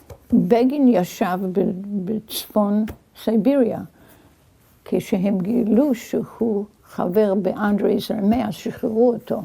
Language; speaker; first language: Hebrew; early bilingual, other home language; Yiddish